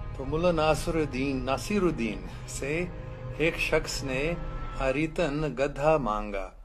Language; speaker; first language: Urdu; early bilingual, other home language; English